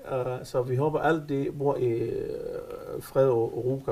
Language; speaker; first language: Danish; non-native, fluent; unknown